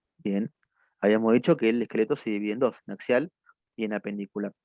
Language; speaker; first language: Spanish; native; Spanish